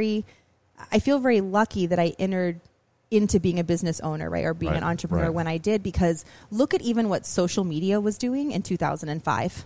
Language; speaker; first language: English; native; English